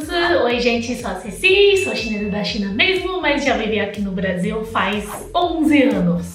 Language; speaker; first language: Portuguese; non-native, fluent; Chinese